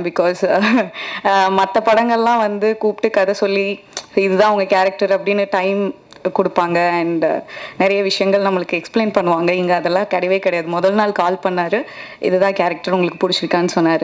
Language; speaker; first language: Tamil; native; Tamil